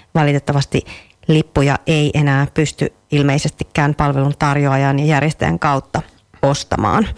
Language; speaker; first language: Finnish; native; Finnish